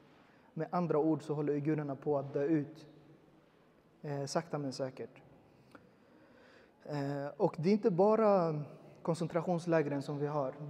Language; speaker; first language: Swedish; early bilingual, other home language; Uyghur